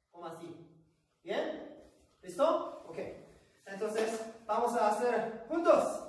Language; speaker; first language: Spanish; non-native, learner; Korean